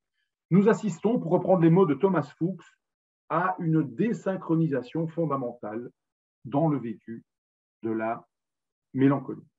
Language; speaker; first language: French; native; French